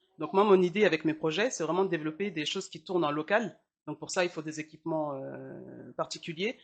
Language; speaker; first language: French; early bilingual, other home language; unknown